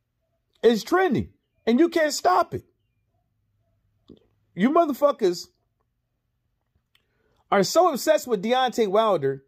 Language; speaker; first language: English; native; English